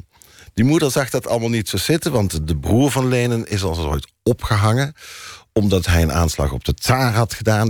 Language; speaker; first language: Dutch; native; Dutch